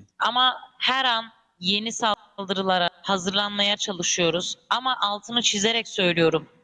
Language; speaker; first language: Turkish; early bilingual, heritage; Turkish